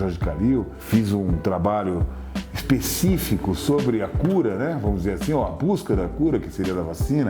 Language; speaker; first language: Portuguese; native; Portuguese